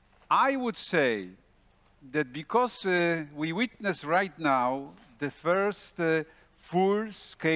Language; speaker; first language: English; non-native, fluent; Polish